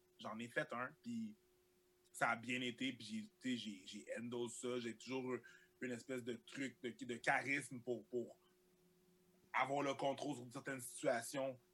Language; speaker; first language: French; early bilingual, other home language; Haitian Creole